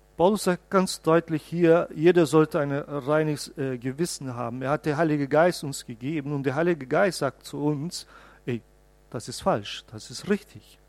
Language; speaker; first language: German; non-native, fluent; Portuguese